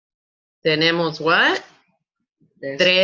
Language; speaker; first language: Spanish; non-native, fluent; English